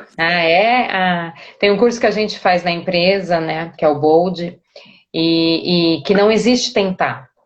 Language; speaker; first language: Portuguese; native; Portuguese